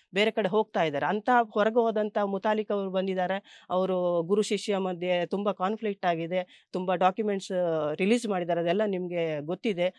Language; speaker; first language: Kannada; native; Kannada